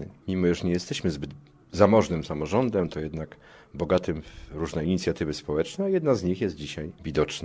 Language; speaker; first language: Polish; native; Polish